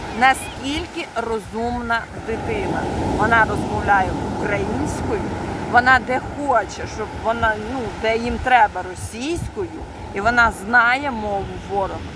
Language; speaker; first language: Ukrainian; native; Ukrainian